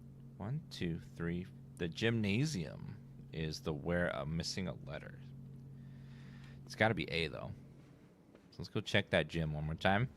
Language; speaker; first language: English; native; English